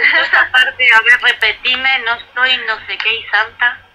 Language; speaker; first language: Spanish; native; Spanish